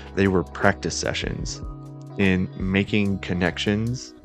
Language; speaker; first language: English; native; English